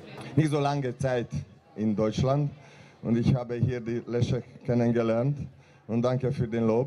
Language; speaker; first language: German; non-native, learner; Hungarian